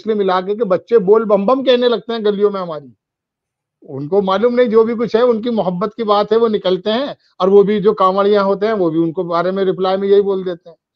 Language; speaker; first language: Hindi; native; Hindi